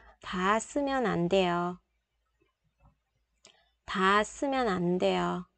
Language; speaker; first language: Korean; non-native, fluent; Vietnamese